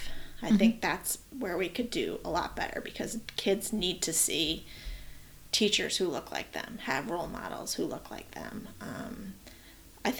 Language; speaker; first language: English; native; English